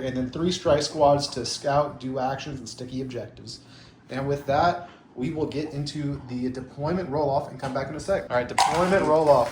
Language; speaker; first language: English; native; English